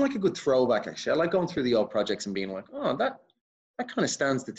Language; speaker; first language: English; native; English